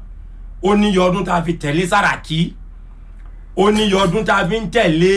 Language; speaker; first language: English; non-native, local second language; Yoruba